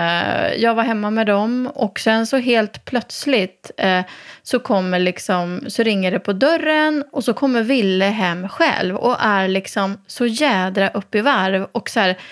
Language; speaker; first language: Swedish; native; Swedish